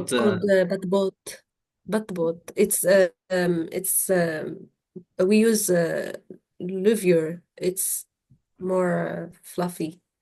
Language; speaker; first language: English; non-native, fluent; Arabic